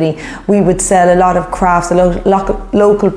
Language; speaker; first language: English; native; English